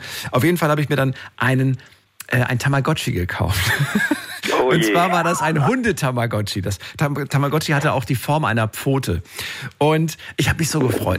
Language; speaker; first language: German; native; German